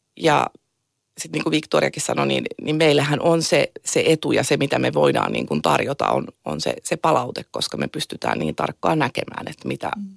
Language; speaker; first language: Finnish; native; Finnish